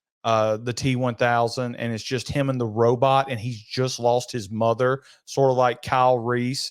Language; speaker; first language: English; native; English